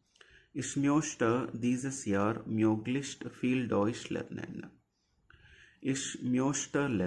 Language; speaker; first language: German; non-native, fluent; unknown